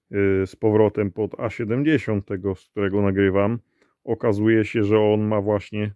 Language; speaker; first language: Polish; native; Polish